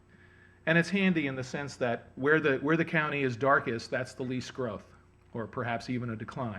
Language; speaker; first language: English; native; English